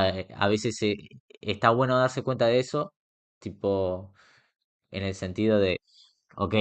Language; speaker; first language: Spanish; native; Spanish